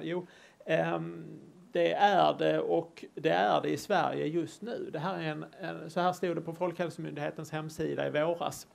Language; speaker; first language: Swedish; native; Swedish